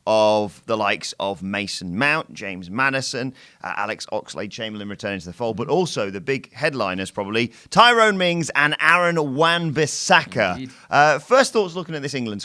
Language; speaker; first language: English; native; English